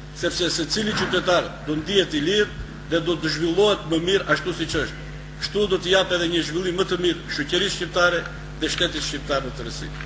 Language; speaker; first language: Albanian; non-native, local second language; Macedonian